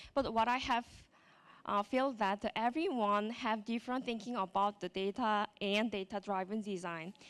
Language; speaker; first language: English; non-native, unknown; Korean